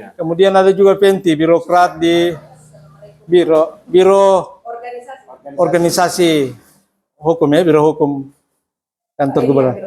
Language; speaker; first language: Indonesian; native; Indonesian